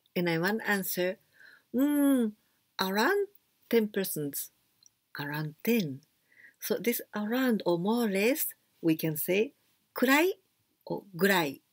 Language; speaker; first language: English; non-native, fluent; Japanese